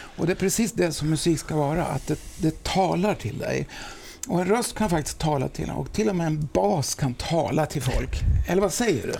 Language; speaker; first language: Swedish; native; Swedish